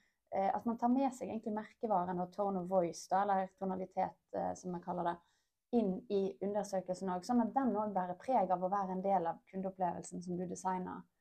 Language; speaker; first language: Norwegian; native; Norwegian